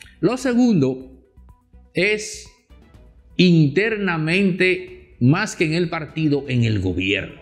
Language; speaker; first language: Spanish; native; Spanish